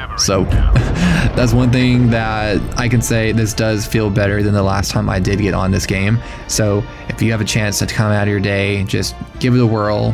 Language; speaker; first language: English; native; English